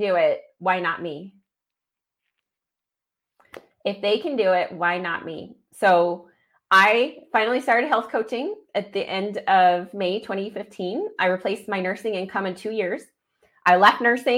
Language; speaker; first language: English; native; English